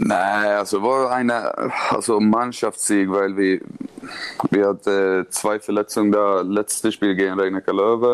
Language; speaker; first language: German; non-native, learner; Swedish